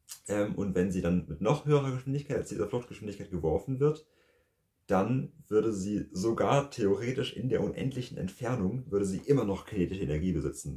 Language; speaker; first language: German; native; German